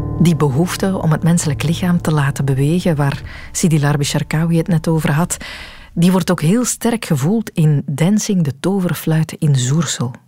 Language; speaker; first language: Dutch; native; Dutch